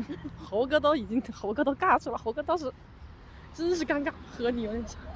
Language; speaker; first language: Chinese; native; Chinese